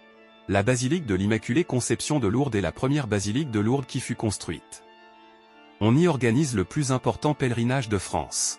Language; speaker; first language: French; native; French